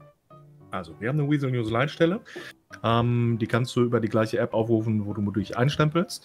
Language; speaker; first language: German; native; German